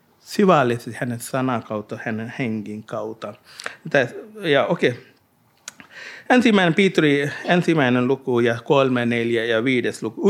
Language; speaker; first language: Finnish; non-native, learner; Hindi